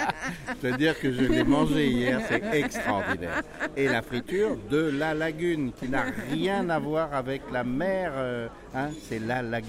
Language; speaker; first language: French; native; French